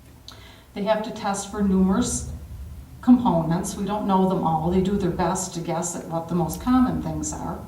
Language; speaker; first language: English; native; English